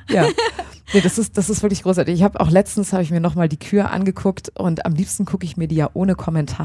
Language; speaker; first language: German; native; German